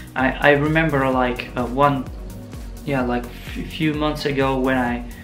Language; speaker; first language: English; non-native, fluent; Russian